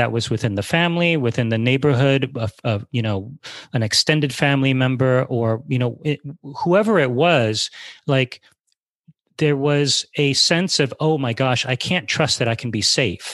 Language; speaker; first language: English; native; English